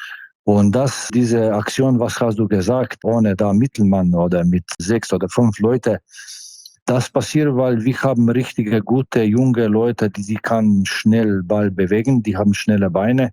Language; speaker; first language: German; non-native, fluent; Slovenian